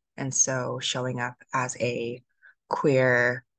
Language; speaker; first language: English; native; English